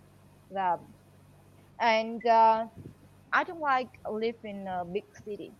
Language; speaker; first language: English; non-native, learner; Vietnamese